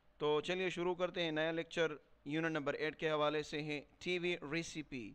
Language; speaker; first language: Urdu; non-native, local second language; Pashto